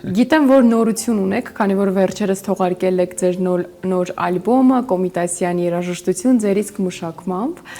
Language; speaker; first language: Armenian; native; Armenian